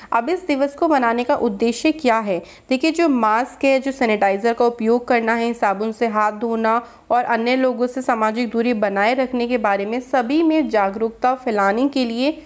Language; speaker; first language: Hindi; native; Hindi